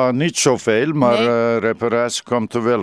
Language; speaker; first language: Dutch; non-native, learner; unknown